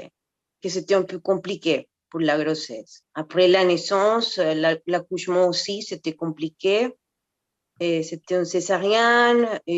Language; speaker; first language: French; non-native, fluent; Spanish